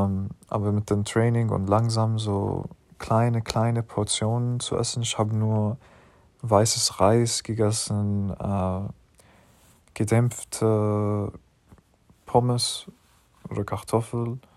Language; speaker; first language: German; non-native, learner; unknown